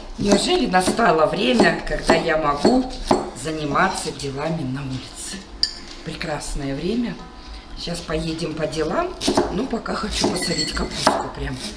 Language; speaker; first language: Russian; native; Russian